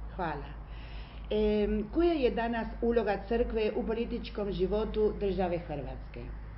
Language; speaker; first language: Croatian; early bilingual, heritage; Croatian